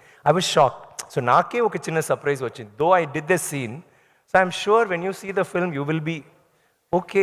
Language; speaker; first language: Telugu; non-native, learner; Tamil